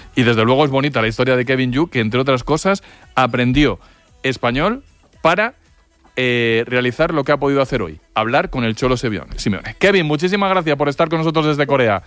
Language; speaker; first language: Spanish; native; Spanish